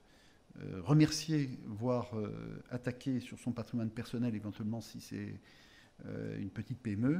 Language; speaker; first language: French; native; French